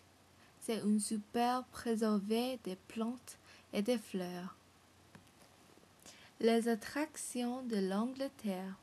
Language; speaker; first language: French; non-native, learner; English